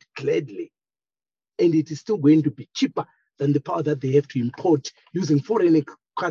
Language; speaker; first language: English; non-native, local second language; Shona